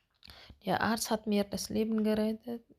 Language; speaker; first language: German; non-native, learner; Indonesian